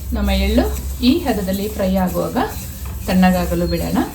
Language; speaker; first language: Kannada; non-native, local second language; Kodava